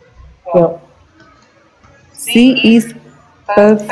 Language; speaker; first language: German; non-native, learner; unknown